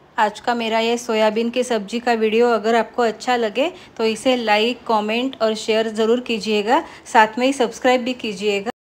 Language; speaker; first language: Hindi; non-native, local second language; Marathi